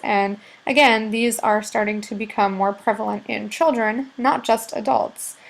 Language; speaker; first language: English; native; English